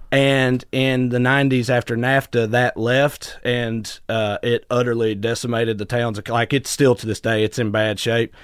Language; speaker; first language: English; native; English